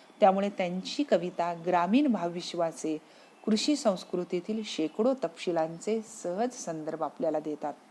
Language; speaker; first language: Marathi; native; Marathi